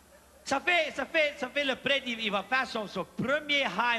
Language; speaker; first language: French; native; French